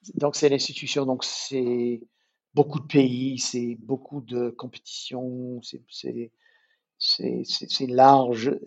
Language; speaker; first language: French; non-native, fluent; English